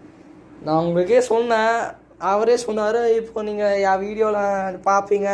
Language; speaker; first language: Tamil; early bilingual, heritage; Tamil